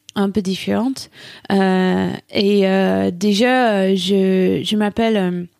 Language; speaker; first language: French; non-native, fluent; English